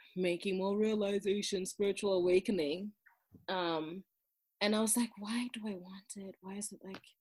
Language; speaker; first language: English; non-native, local second language; Zulu